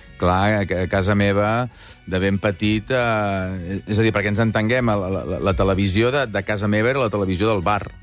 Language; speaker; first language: Catalan; native; Catalan